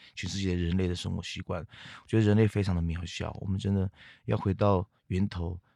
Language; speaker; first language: Chinese; non-native, local second language; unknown